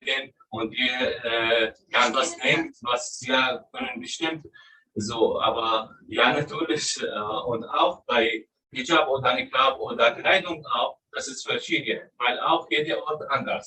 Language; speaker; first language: German; non-native, learner; Arabic